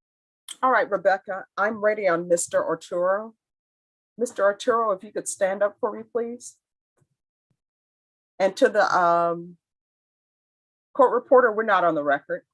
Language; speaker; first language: English; native; English